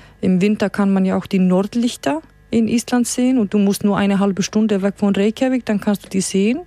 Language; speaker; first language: German; non-native, fluent; Icelandic